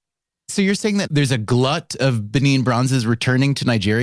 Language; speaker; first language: English; native; English